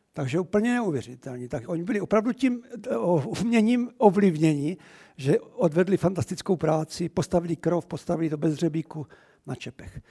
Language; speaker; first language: Czech; native; Czech